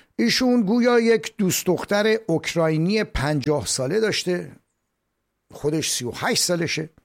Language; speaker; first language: Persian; native; Persian